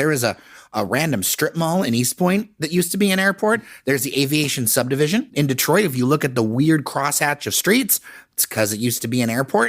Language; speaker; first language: English; native; English